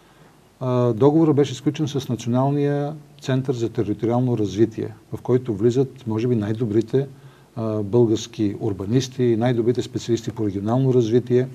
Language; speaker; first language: Bulgarian; native; Bulgarian